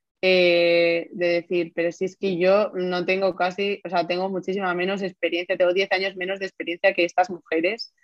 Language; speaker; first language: Spanish; native; Spanish